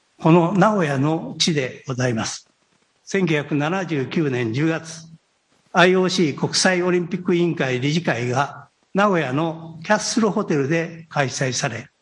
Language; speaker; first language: Japanese; native; Japanese